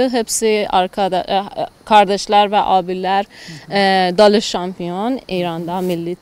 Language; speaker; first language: Turkish; non-native, learner; Persian